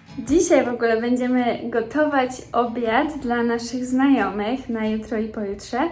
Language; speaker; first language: Polish; native; Polish